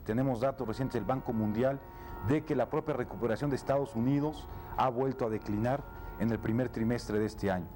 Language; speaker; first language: Spanish; native; Spanish